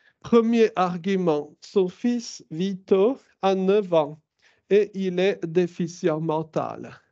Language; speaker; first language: French; early bilingual, other home language; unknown